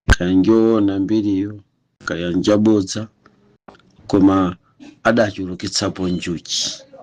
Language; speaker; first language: Nyanja; native; Nyanja